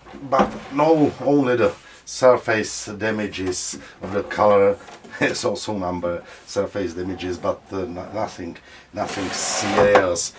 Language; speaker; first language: English; non-native, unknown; Czech